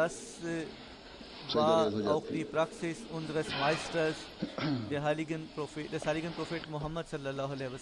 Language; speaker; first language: German; non-native, fluent; Urdu